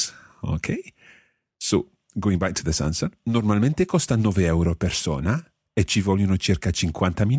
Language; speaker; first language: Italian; non-native, fluent; English